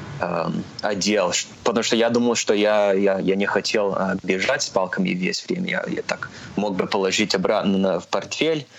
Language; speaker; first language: Russian; early bilingual, heritage; Russian